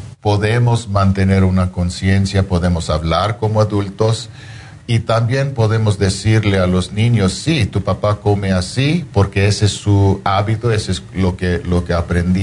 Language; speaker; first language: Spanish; non-native, fluent; English